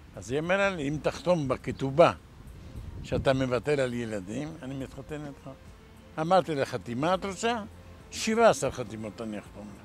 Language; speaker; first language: Hebrew; non-native, fluent; Ladino